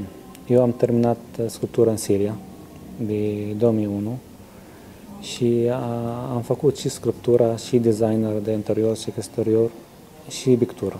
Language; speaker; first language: Romanian; non-native, learner; Arabic